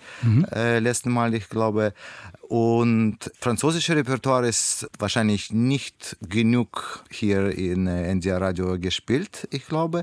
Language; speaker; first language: German; non-native, learner; Russian